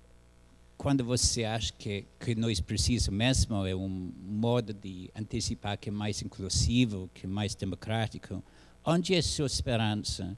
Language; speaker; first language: Portuguese; non-native, learner; English